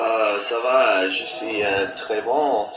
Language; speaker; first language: French; non-native, learner; English